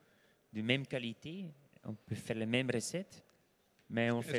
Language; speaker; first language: French; non-native, local second language; Dutch